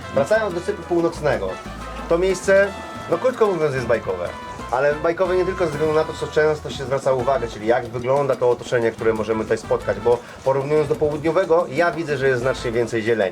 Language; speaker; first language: Polish; native; Polish